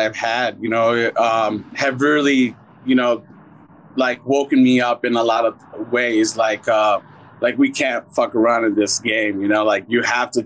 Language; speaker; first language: English; native; English